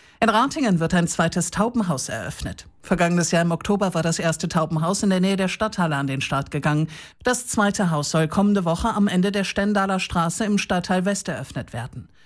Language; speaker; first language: German; native; German